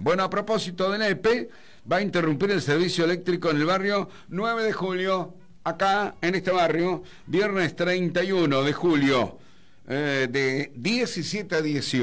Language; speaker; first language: Spanish; native; Spanish